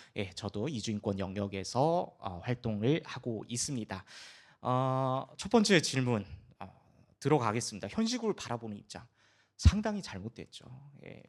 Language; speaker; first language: Korean; early bilingual, heritage; Korean